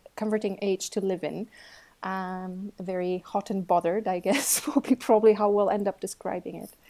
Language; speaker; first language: English; non-native, fluent; Portuguese